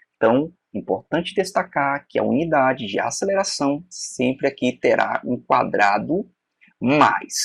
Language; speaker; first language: Portuguese; native; Portuguese